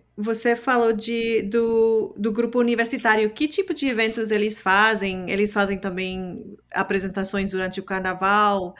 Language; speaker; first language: Portuguese; non-native, fluent; English